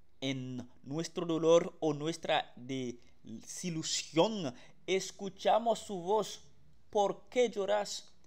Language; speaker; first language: Spanish; non-native, fluent; Haitian Creole